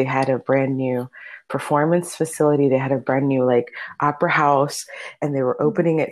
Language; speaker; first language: English; early bilingual, other home language; Spanish